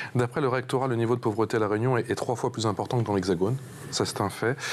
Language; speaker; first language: French; native; French